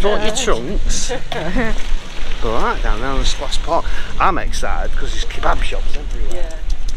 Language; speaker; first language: English; native; English